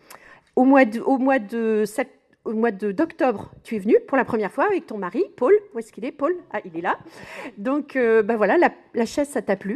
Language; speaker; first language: French; native; French